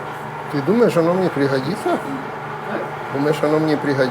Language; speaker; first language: Russian; native; Russian